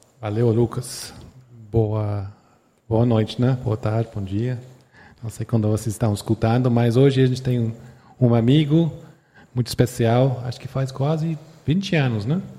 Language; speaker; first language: Portuguese; non-native, fluent; English